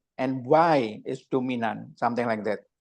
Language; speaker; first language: English; non-native, learner; Indonesian